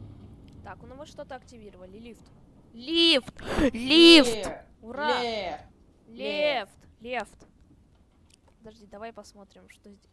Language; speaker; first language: Russian; native; Russian